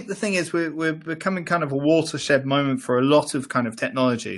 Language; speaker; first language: English; native; English